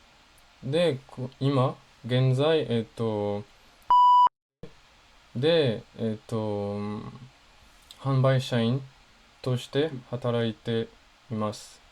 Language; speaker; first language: Japanese; non-native, learner; French